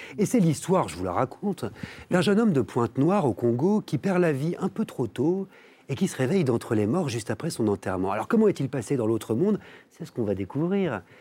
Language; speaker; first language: French; native; French